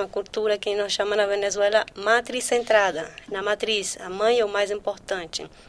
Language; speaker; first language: Portuguese; early bilingual, heritage; Portuguese